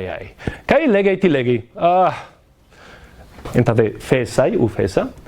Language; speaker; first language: Greek; non-native, fluent; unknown